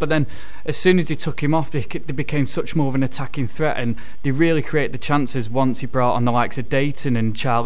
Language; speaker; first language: English; native; English